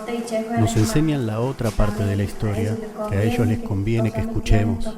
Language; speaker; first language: Spanish; native; Spanish